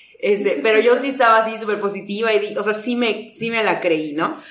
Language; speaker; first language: Spanish; native; Spanish